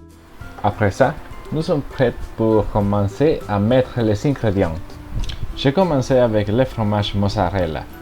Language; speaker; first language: French; non-native, learner; Spanish